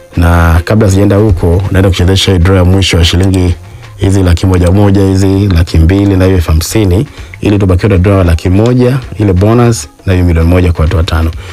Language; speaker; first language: Swahili; native; Swahili